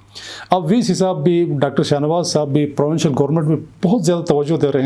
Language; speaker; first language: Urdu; non-native, local second language; Shina